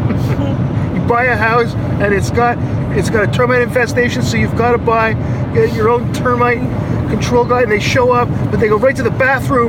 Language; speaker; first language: English; native; English